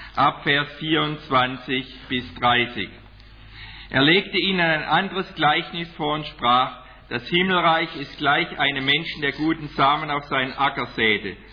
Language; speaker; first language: German; native; German